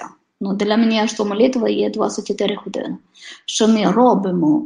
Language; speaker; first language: Ukrainian; non-native, fluent; Polish